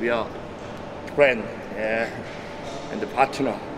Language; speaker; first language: English; non-native, learner; Korean